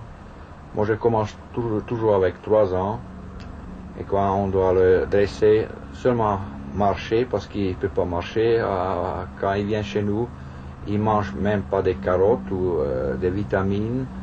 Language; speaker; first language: French; non-native, fluent; German